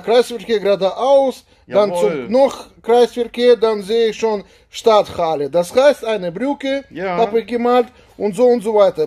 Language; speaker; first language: German; non-native, learner; Russian